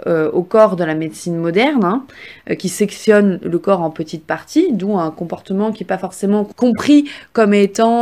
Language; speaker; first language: French; native; French